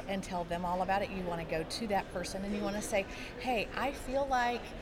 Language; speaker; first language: English; native; English